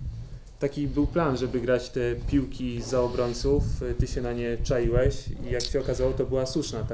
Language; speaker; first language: Polish; native; Polish